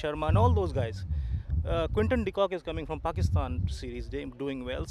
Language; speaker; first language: English; non-native, local second language; Hindi